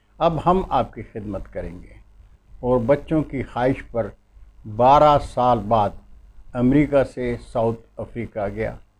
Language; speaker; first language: Urdu; non-native, local second language; Pashto